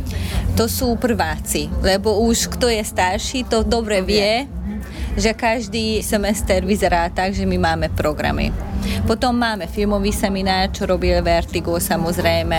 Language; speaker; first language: Slovak; non-native, local second language; Hungarian